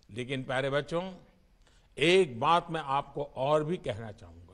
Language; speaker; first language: Hindi; non-native, local second language; Gujarati